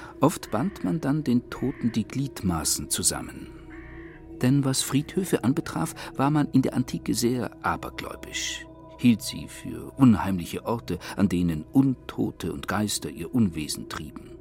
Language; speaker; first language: German; native; German